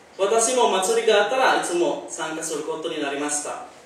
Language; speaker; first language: Japanese; non-native, learner; Indonesian